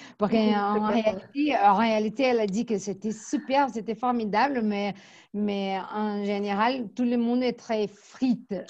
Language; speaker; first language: French; non-native, fluent; Portuguese